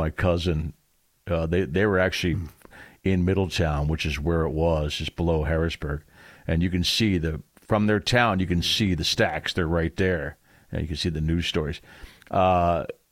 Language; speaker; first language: English; native; English